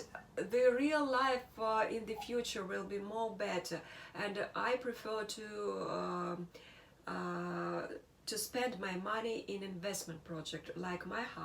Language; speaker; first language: English; non-native, learner; Russian